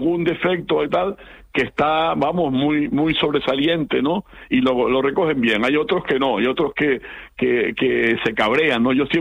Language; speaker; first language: Spanish; native; Spanish